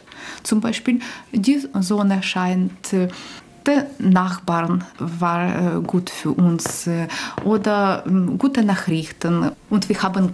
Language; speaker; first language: German; non-native, learner; Ukrainian